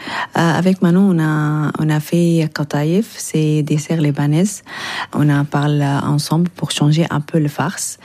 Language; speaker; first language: French; non-native, learner; Arabic